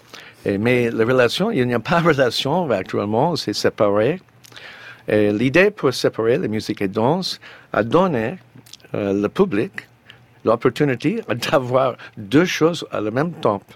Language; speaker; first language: French; non-native, learner; English